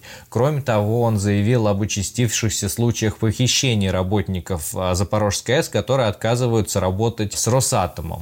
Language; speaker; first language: Russian; native; Russian